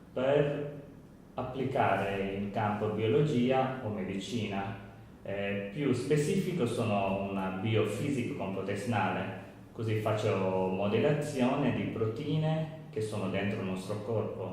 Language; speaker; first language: Italian; non-native, learner; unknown